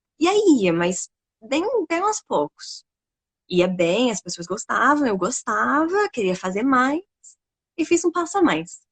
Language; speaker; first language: Portuguese; non-native, fluent; English